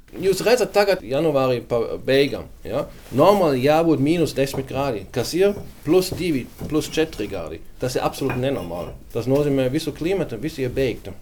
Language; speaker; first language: Latvian; non-native, learner; German